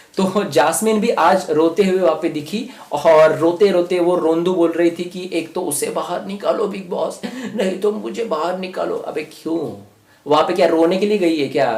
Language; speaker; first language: Hindi; non-native, local second language; Marathi